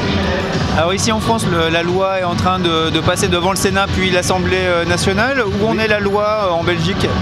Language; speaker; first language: French; native; French